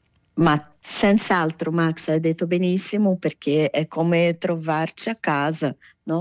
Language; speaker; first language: Italian; non-native, fluent; Portuguese